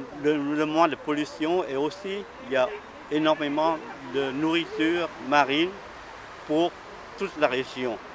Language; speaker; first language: French; non-native, fluent; Vietnamese